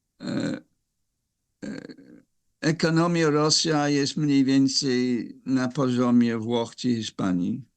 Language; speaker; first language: Polish; non-native, fluent; English